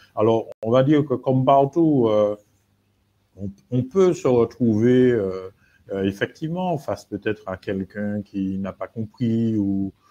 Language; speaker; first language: French; native; French